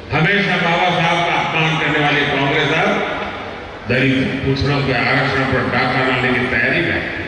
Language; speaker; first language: Hindi; non-native, local second language; Gujarati